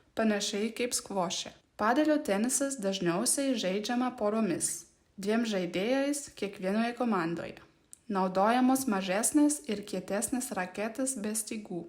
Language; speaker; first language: Lithuanian; non-native, learner; German